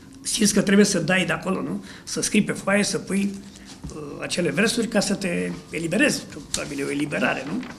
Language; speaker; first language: Romanian; native; Romanian